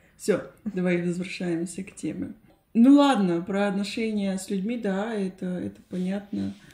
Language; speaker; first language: Russian; non-native, fluent; Spanish